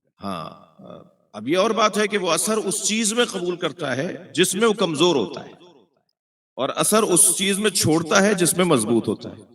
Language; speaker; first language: Urdu; native; Urdu